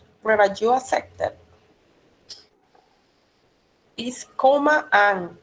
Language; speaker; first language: English; non-native, learner; Spanish